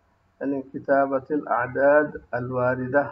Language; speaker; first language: Arabic; non-native, fluent; Urdu